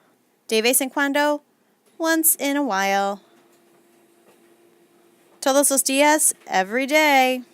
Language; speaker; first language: Spanish; non-native, fluent; English